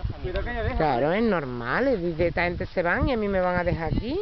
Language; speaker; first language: Spanish; native; Spanish